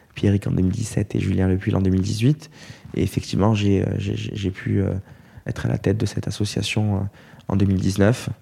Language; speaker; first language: French; native; French